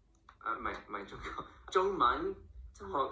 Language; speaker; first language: Cantonese; early bilingual, heritage; English